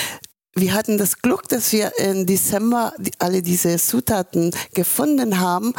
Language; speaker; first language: German; non-native, fluent; Spanish